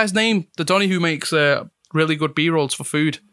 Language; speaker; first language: English; non-native, fluent; Italian